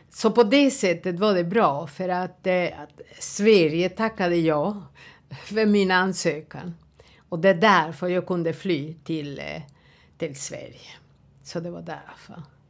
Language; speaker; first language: Swedish; non-native, fluent; Spanish